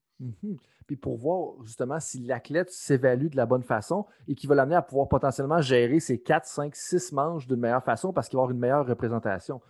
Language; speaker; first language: French; native; French